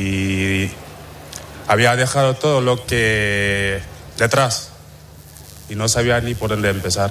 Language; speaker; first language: Spanish; non-native, fluent; Wolof